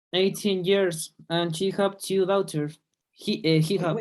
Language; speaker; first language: English; non-native, learner; Spanish